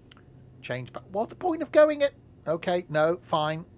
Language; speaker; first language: English; native; English